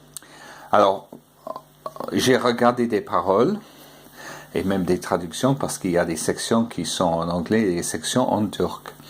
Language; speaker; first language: French; non-native, fluent; English